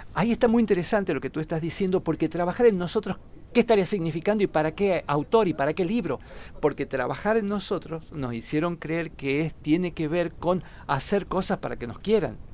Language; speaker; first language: Spanish; native; Spanish